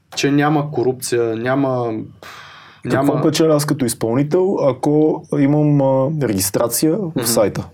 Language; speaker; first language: Bulgarian; native; Bulgarian